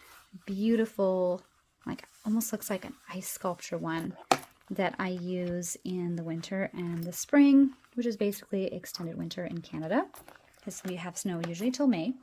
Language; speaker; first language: English; native; English